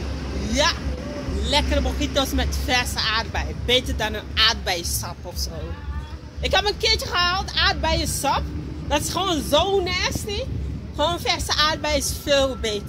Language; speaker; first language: Dutch; non-native, fluent; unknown